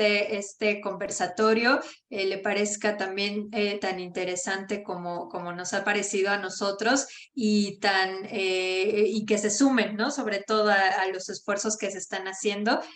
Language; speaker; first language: Spanish; native; Spanish